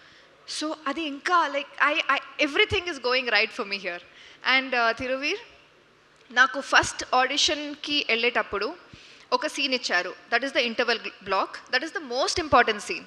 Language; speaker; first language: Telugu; non-native, local second language; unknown